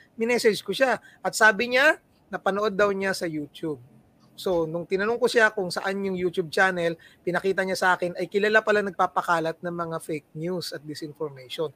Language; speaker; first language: Filipino; non-native, local second language; Cebuano